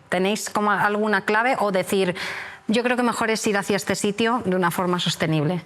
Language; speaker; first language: Spanish; native; Spanish